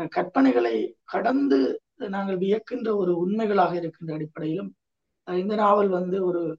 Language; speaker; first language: Tamil; native; Tamil